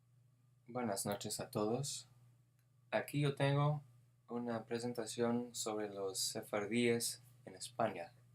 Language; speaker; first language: Spanish; non-native, fluent; English